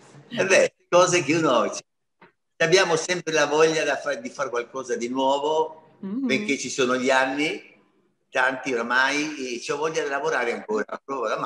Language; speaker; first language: Italian; early bilingual, heritage; Spanish